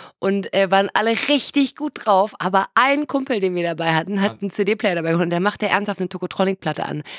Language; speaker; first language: German; native; German